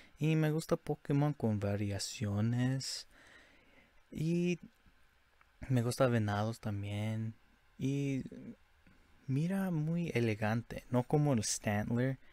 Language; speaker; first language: Spanish; early bilingual, heritage; English